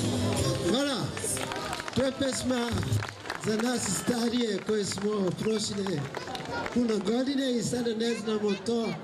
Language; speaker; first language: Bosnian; non-native, fluent; Swahili